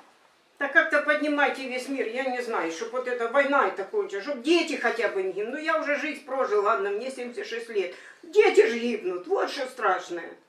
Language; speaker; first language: Russian; native; Russian